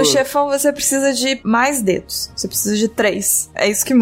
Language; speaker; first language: Portuguese; native; Portuguese